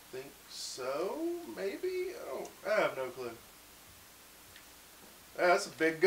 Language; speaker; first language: English; native; English